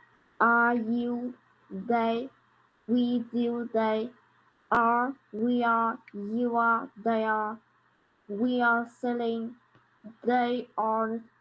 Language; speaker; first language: English; non-native, learner; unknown